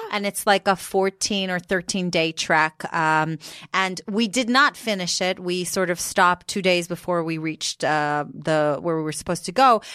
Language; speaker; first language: English; non-native, fluent; Hebrew